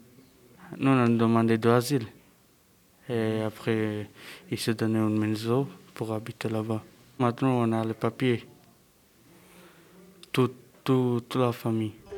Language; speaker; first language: French; non-native, fluent; Serbian